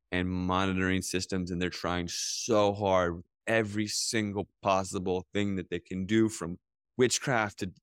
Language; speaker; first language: English; native; English